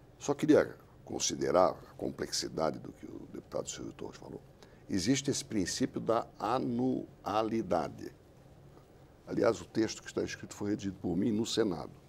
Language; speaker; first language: Portuguese; native; Portuguese